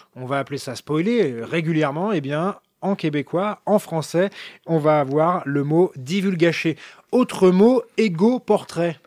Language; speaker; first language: French; native; French